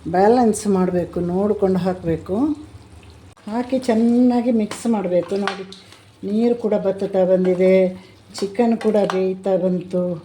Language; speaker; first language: Kannada; non-native, local second language; Malayalam